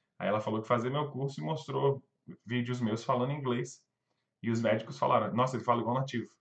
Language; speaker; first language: Portuguese; native; Portuguese